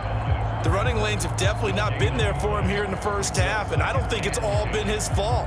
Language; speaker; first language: English; native; English